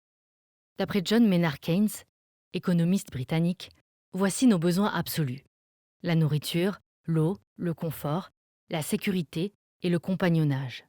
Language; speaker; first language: French; native; French